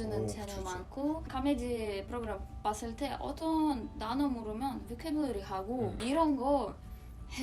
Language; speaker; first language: Korean; non-native, learner; Russian